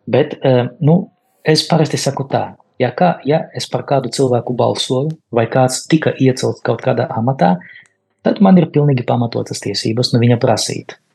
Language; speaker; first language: Latvian; non-native, local second language; Russian